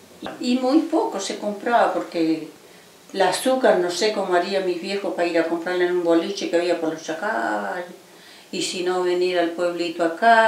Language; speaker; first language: Spanish; native; Spanish